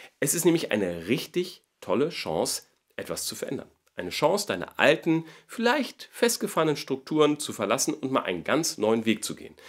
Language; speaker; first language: German; native; German